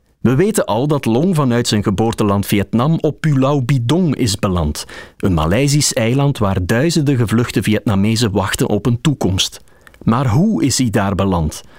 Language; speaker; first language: Dutch; native; Dutch